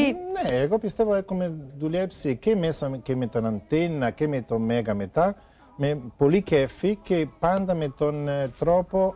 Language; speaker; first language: Greek; non-native, learner; Italian